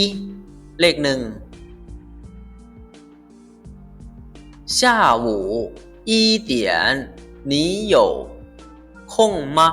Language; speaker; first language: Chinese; non-native, fluent; Lao